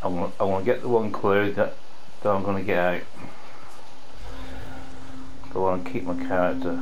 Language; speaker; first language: English; native; English